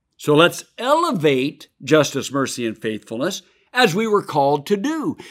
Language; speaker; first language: English; native; English